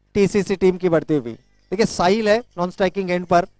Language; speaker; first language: Hindi; non-native, local second language; Marathi